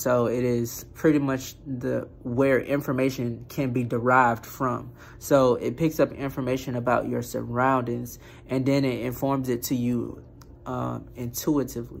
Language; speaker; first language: English; native; English